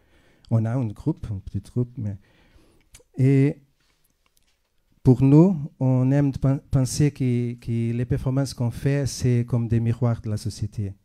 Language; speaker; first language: French; non-native, fluent; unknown